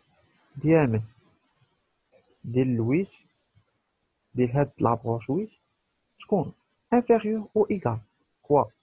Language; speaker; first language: Arabic; native; Arabic